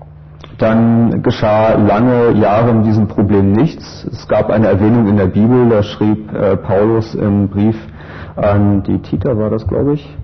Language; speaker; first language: German; native; German